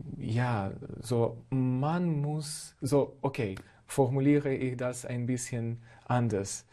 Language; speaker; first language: German; non-native, fluent; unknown